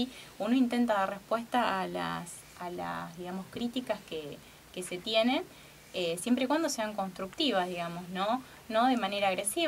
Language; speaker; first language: Spanish; native; Spanish